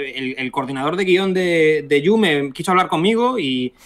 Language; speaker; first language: Spanish; native; Spanish